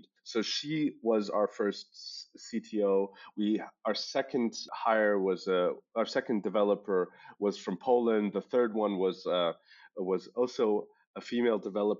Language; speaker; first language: English; non-native, local second language; German